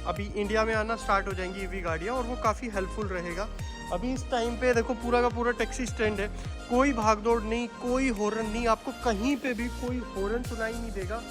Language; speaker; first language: Hindi; native; Hindi